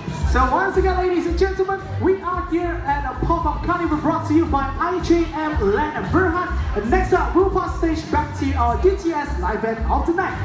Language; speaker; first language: English; non-native, local second language; Chinese